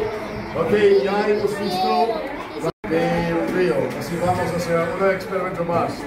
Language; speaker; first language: Spanish; non-native, fluent; English